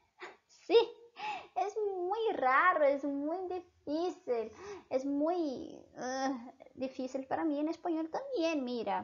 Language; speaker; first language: Spanish; non-native, fluent; Portuguese